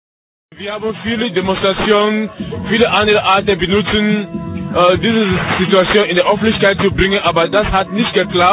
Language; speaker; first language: German; non-native, learner; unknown